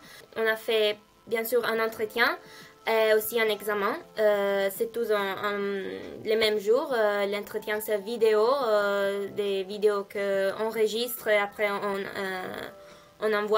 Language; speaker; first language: French; non-native, fluent; Italian